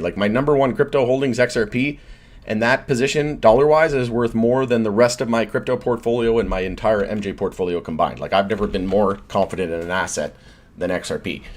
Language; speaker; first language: English; native; English